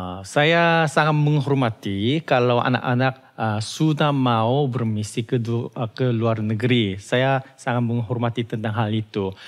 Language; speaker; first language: Indonesian; non-native, fluent; Korean